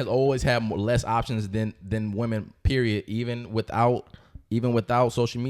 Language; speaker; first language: English; native; English